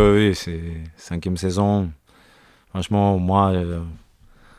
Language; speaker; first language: French; non-native, learner; Japanese